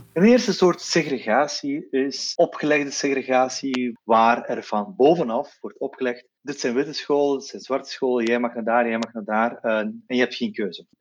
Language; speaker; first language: Dutch; non-native, local second language; Turkish